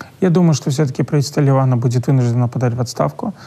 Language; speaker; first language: Russian; native; Russian